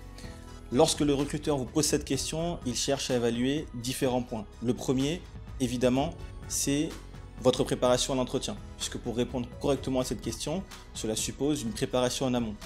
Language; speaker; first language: French; native; French